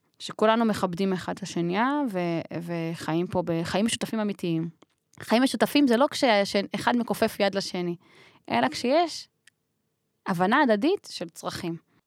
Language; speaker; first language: Hebrew; native; Hebrew